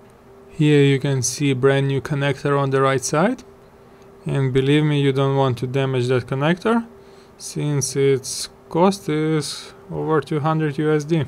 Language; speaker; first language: English; non-native, fluent; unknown